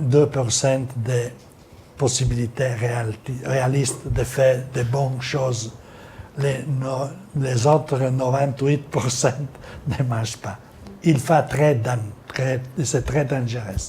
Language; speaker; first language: French; non-native, learner; Italian